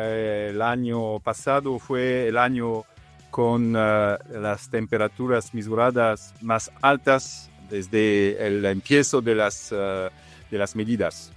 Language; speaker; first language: Spanish; non-native, learner; Italian